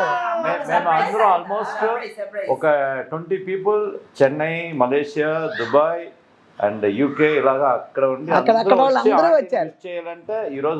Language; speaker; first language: Telugu; non-native, fluent; Tamil